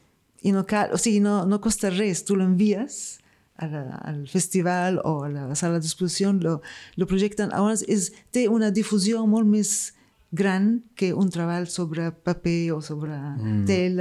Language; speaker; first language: Catalan; non-native, fluent; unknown